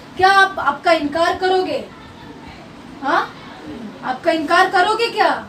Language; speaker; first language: Hindi; non-native, local second language; Marathi